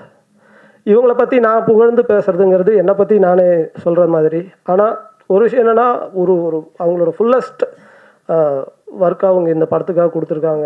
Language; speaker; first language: Tamil; native; Tamil